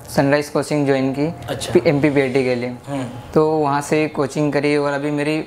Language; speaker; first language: Hindi; native; Hindi